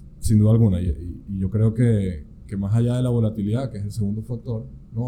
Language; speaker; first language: Spanish; native; Spanish